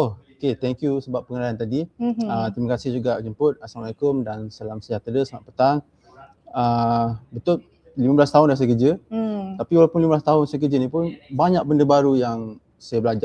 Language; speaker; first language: Malay; native; Malay